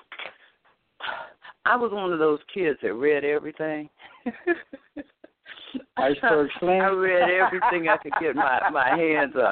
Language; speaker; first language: English; native; English